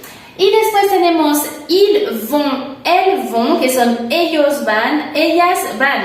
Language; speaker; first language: Spanish; non-native, fluent; French